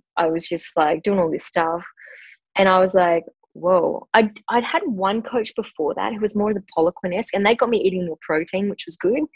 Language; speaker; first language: English; native; English